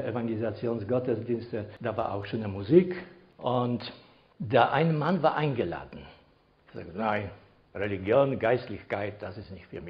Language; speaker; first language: German; non-native, fluent; Polish